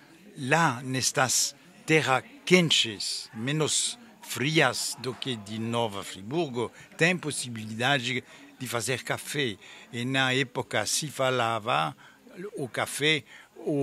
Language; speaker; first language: Portuguese; non-native, fluent; French